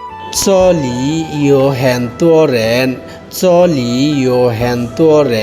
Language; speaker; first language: Chinese; non-native, learner; Bangla